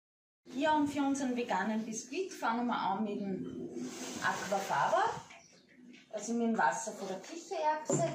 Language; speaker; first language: German; native; German